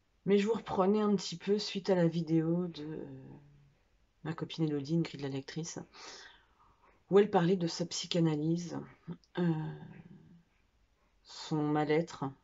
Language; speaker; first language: French; native; French